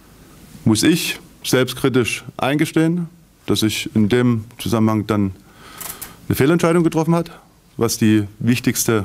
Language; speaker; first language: German; native; German